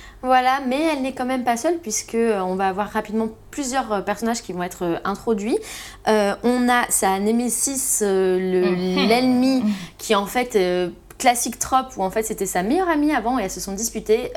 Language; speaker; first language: French; native; French